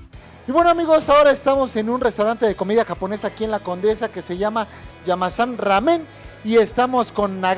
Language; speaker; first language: Spanish; native; Spanish